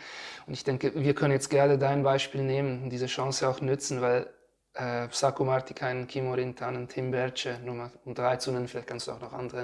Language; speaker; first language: German; native; German